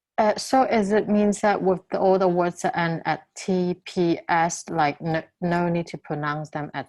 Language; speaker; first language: English; non-native, local second language; Cantonese